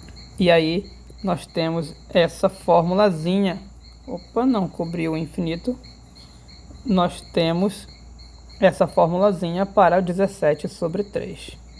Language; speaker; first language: Portuguese; native; Portuguese